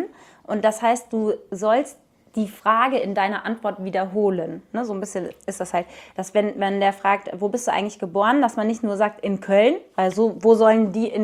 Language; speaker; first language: German; native; German